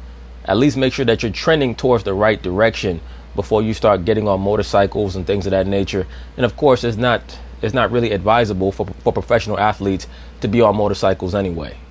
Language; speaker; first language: English; native; English